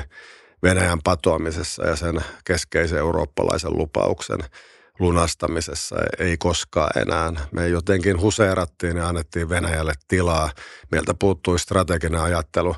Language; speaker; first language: Finnish; native; Finnish